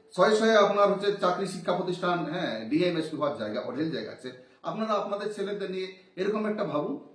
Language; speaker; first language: Bangla; non-native, local second language; Santali